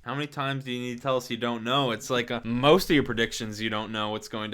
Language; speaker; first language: English; native; English